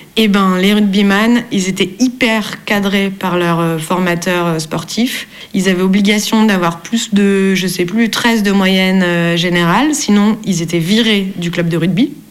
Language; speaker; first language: French; native; French